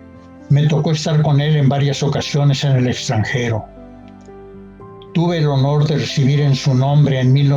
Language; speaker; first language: Spanish; native; Spanish